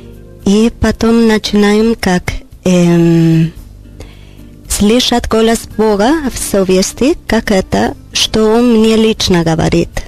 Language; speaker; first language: Russian; non-native, learner; Spanish